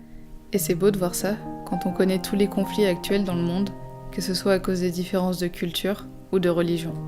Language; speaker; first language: French; native; French